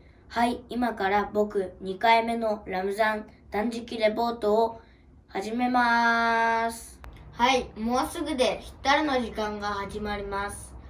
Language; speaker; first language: Japanese; early bilingual, other home language; Uyghur